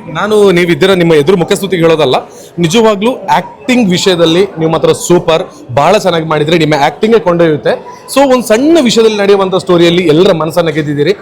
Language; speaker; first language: Kannada; non-native, local second language; Tulu